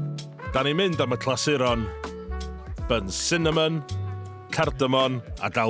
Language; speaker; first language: Welsh; native; Welsh